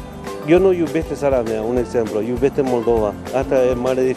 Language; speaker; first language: Romanian; non-native, learner; Spanish